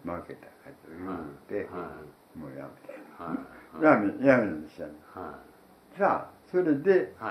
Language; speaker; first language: Japanese; native; Japanese